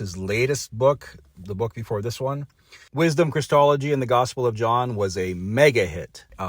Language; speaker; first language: English; native; English